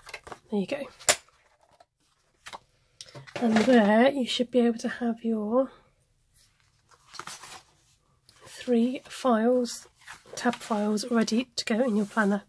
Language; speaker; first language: English; native; English